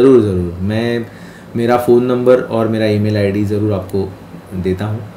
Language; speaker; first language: Hindi; non-native, local second language; Marathi